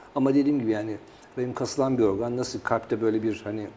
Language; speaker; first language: Turkish; native; Turkish